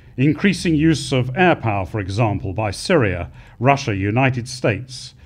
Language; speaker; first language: English; native; English